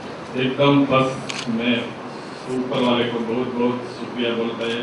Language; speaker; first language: Hindi; non-native, local second language; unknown